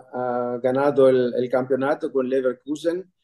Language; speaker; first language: Spanish; non-native, fluent; German